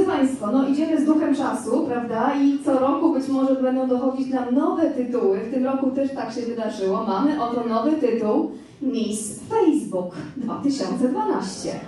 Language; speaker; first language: Polish; native; Polish